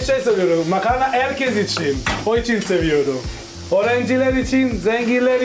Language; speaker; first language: Turkish; non-native, learner; Italian